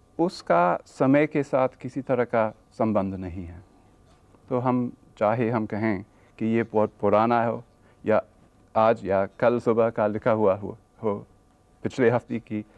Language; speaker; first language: Hindi; non-native, fluent; English